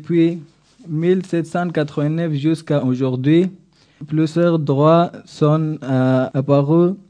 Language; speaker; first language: French; non-native, learner; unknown